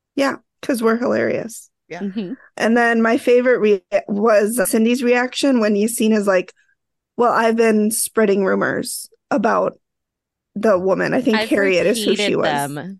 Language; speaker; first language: English; native; English